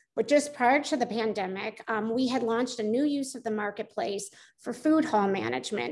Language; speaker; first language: English; native; English